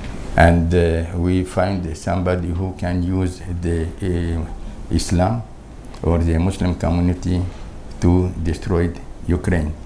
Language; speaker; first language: English; non-native, learner; Crimean Tatar